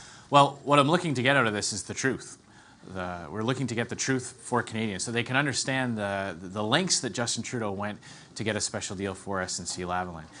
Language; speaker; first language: English; native; English